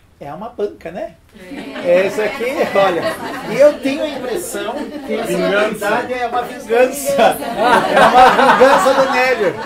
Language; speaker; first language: Portuguese; early bilingual, other home language; French